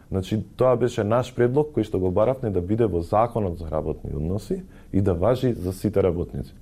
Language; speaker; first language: Macedonian; native; Macedonian